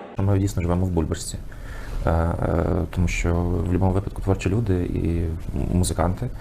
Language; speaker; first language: Ukrainian; native; Ukrainian